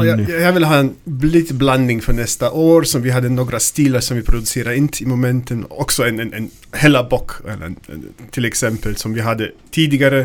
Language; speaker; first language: Swedish; non-native, learner; German